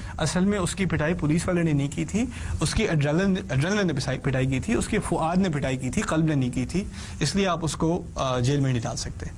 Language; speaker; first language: Urdu; early bilingual, heritage; Urdu